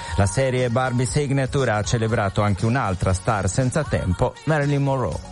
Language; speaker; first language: Italian; native; Italian